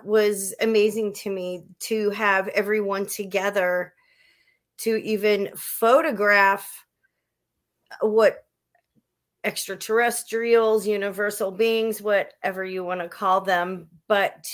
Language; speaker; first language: English; native; English